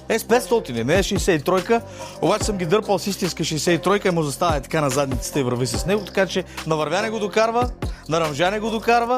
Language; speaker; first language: Bulgarian; native; Bulgarian